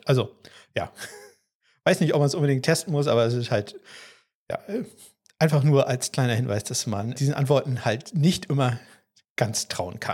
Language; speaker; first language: German; native; German